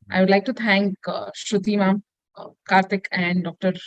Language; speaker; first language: English; non-native, local second language; Kannada